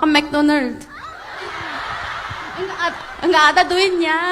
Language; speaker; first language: Indonesian; non-native, fluent; Korean